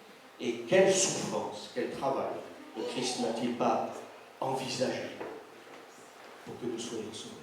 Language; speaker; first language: French; native; French